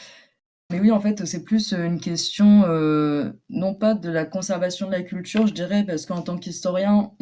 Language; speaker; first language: French; native; French